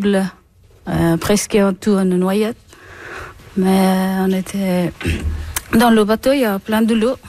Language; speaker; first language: French; non-native, learner; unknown